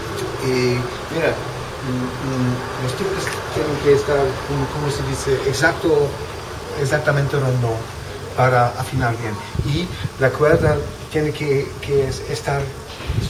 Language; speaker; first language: Spanish; non-native, fluent; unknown